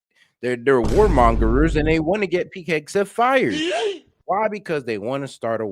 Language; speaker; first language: English; native; English